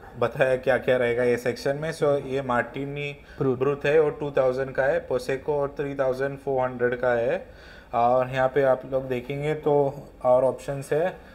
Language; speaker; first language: Hindi; non-native, local second language; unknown